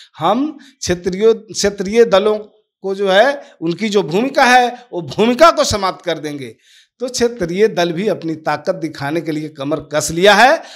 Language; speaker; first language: Hindi; native; Hindi